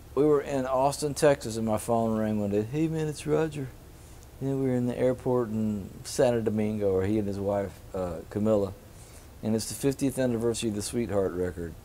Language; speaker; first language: English; native; English